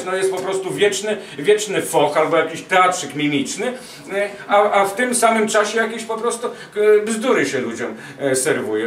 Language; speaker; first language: Polish; native; Polish